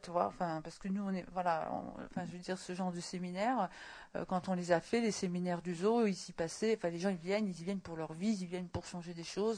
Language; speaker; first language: French; native; French